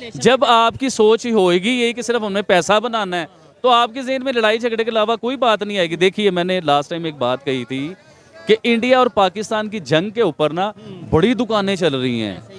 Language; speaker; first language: Urdu; non-native, local second language; Punjabi